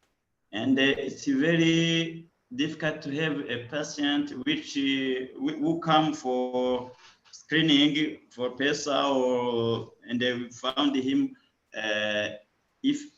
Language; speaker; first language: English; non-native, learner; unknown